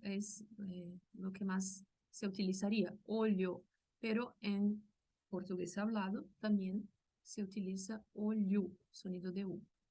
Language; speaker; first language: Spanish; non-native, fluent; Portuguese